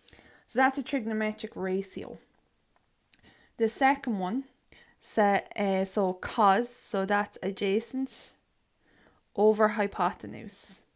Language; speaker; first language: English; native; English